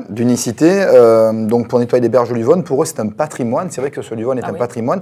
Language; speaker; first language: French; native; French